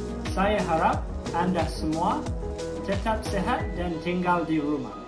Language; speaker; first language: Indonesian; non-native, learner; English